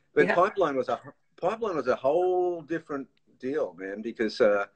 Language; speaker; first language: English; native; English